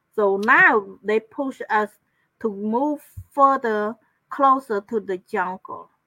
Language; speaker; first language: English; non-native, fluent; Khmer